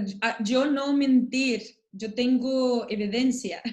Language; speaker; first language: Spanish; non-native, learner; Russian